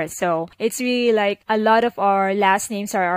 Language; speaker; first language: English; non-native, local second language; Cebuano